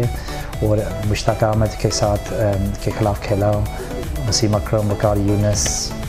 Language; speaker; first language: Hindi; early bilingual, heritage; Hindi